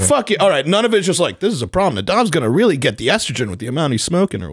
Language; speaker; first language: English; native; English